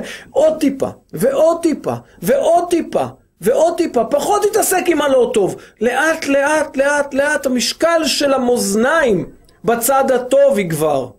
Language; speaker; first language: Hebrew; native; Hebrew